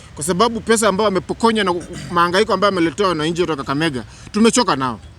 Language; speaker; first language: Swahili; non-native, local second language; Luyia